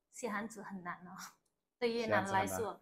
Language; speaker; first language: Chinese; non-native, learner; Vietnamese